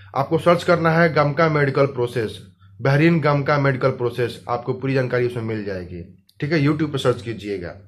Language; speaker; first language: Hindi; native; Hindi